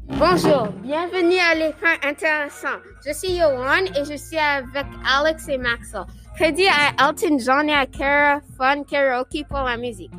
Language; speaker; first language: French; non-native, learner; English